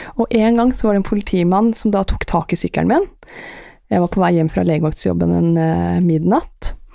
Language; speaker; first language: Norwegian; early bilingual, other home language; Persian